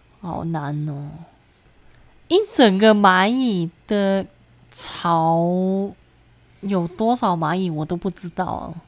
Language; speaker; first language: Chinese; native; Chinese